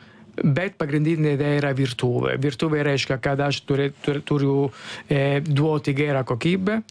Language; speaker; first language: Lithuanian; non-native, fluent; Italian